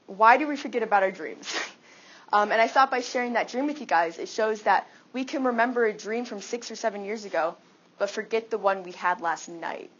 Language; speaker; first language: English; native; English